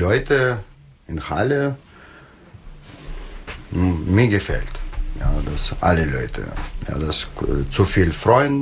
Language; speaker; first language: German; non-native, learner; Russian